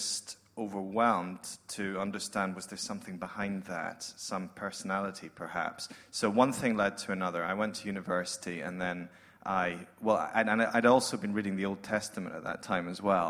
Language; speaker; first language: English; native; English